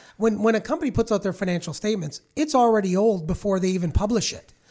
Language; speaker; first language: English; native; English